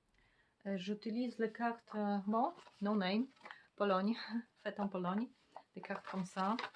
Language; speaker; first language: French; non-native, fluent; Polish